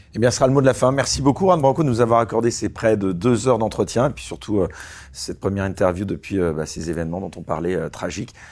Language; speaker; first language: French; native; French